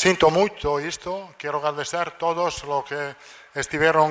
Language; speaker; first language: Portuguese; non-native, learner; Italian